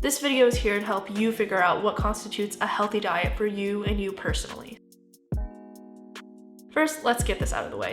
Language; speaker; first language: English; native; English